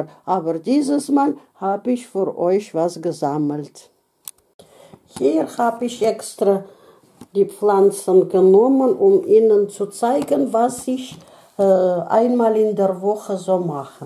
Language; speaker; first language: German; non-native, fluent; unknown